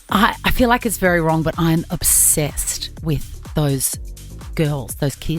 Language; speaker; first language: English; native; English